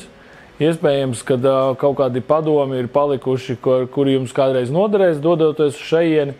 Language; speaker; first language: Latvian; native; Latvian